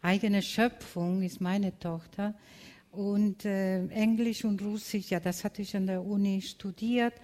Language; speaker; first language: German; non-native, fluent; Spanish